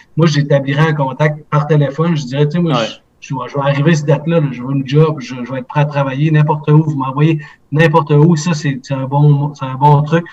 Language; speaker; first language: French; native; French